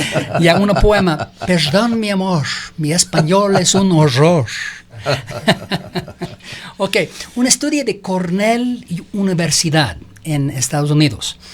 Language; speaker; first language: Spanish; non-native, learner; English